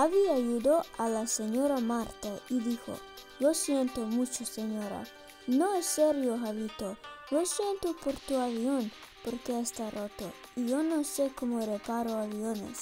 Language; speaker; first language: Spanish; non-native, learner; English